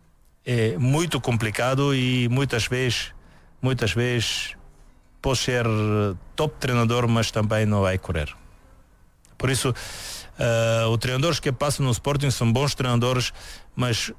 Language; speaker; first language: Portuguese; non-native, learner; Bulgarian